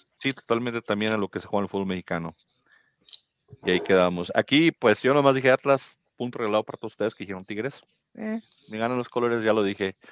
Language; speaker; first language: Spanish; native; Spanish